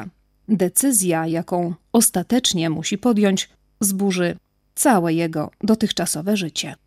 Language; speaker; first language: Polish; native; Polish